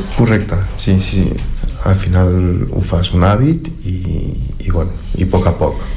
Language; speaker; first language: Catalan; non-native, fluent; Spanish